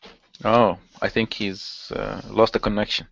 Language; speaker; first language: English; non-native, learner; Arabic